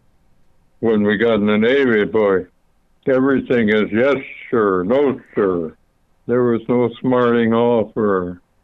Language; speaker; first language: English; native; English